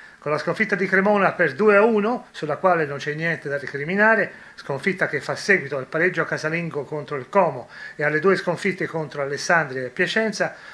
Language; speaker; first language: Italian; native; Italian